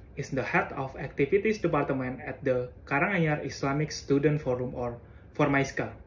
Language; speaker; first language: English; non-native, fluent; Indonesian